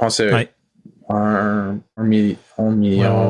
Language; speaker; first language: French; non-native, learner; English